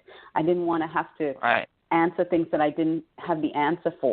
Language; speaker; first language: English; native; English